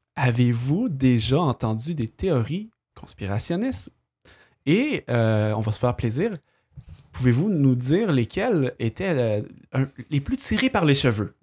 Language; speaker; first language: French; native; French